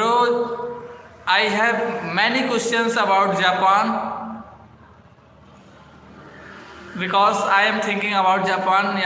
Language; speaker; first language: English; non-native, learner; Hindi